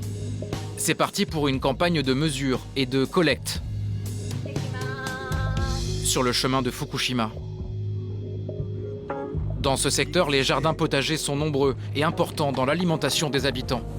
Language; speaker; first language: French; native; French